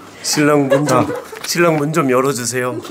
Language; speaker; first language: Korean; native; Korean